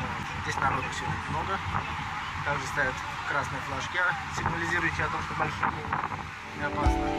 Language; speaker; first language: Russian; native; Russian